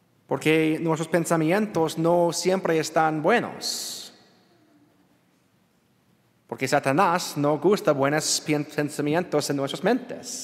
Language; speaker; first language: Spanish; non-native, learner; English